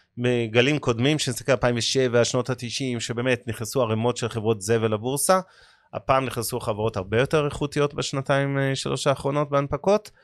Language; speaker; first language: Hebrew; native; Hebrew